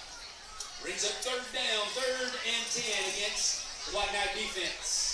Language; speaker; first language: English; native; English